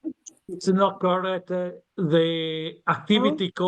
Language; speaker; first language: English; non-native, learner; Italian